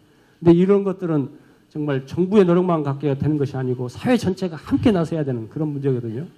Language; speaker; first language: Korean; native; Korean